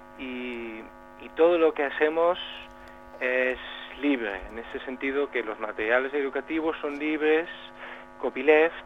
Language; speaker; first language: Spanish; non-native, fluent; Dutch